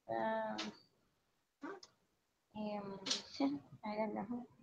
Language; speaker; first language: English; non-native, learner; Spanish